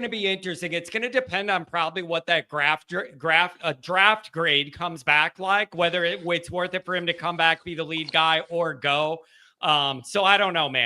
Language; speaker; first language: English; native; English